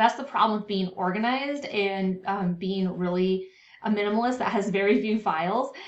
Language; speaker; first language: English; native; English